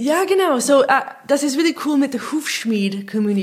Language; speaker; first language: German; non-native, fluent; English